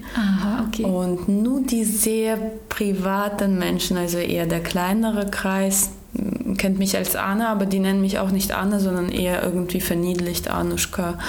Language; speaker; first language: German; early bilingual, other home language; Georgian